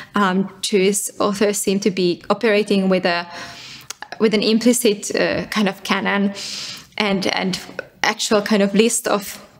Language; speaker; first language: English; non-native, fluent; Finnish